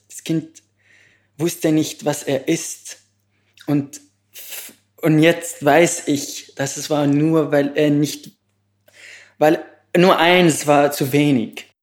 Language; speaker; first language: German; non-native, fluent; Arabic